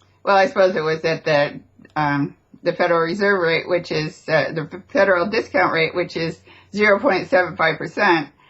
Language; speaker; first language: English; native; English